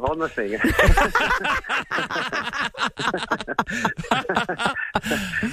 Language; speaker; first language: English; native; English